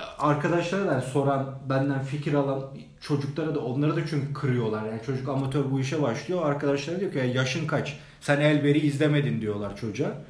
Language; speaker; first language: Turkish; native; Turkish